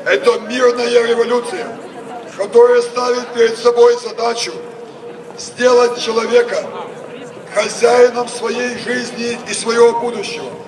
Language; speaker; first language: Russian; non-native, local second language; Ukrainian